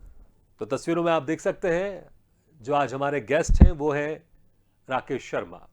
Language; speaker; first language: Hindi; native; Hindi